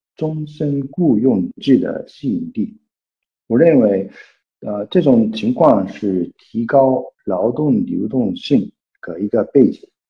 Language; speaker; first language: Chinese; non-native, fluent; Japanese